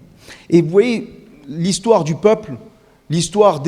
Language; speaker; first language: French; native; French